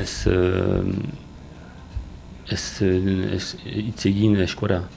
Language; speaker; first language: Basque; non-native, learner; French